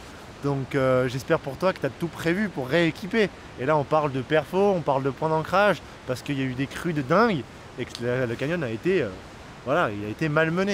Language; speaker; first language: French; native; French